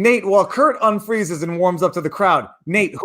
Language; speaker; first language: English; native; English